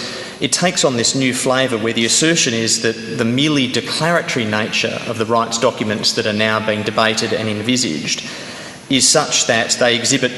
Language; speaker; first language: English; native; English